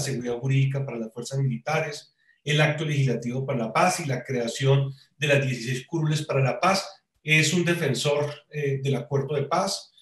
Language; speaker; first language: Spanish; native; Spanish